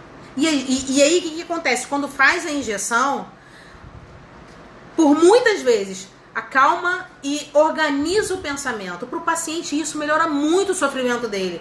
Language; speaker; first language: Portuguese; native; Portuguese